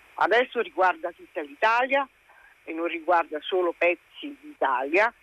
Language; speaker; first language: Italian; native; Italian